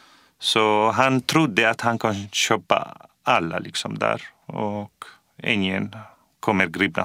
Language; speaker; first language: Swedish; non-native, fluent; Arabic